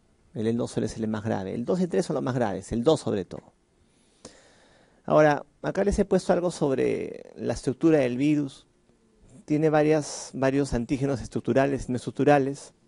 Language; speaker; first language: Spanish; native; Spanish